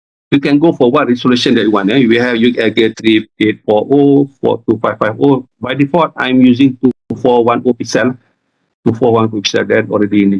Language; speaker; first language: English; non-native, local second language; Malay